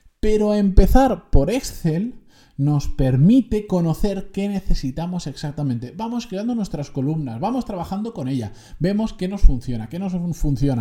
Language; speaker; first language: Spanish; native; Spanish